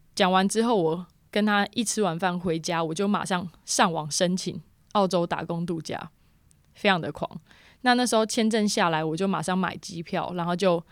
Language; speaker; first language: Chinese; native; Chinese